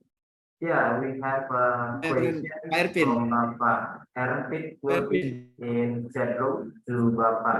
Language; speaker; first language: English; non-native, fluent; Indonesian